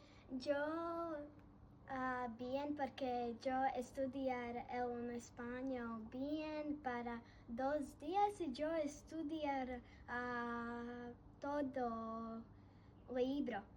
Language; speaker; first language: Spanish; non-native, learner; Latvian